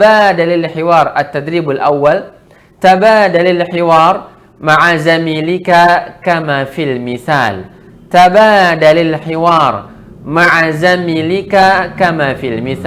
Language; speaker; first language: Arabic; non-native, fluent; Indonesian